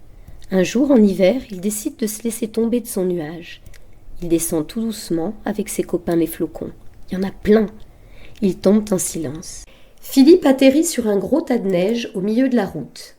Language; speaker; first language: French; native; French